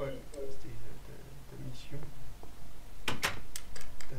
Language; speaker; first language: French; native; French